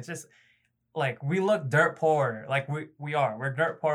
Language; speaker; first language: English; early bilingual, other home language; Cebuano